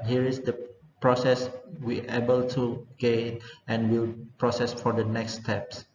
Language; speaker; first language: English; non-native, learner; Indonesian